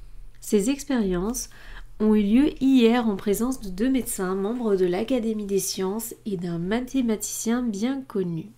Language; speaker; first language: French; native; French